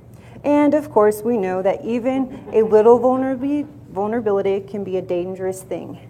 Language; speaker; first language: English; native; English